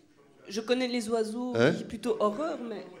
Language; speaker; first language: French; native; French